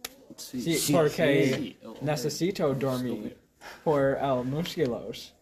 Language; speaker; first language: Spanish; non-native, learner; English